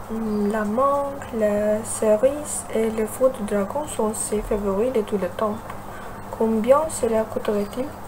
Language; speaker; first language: French; non-native, learner; Malay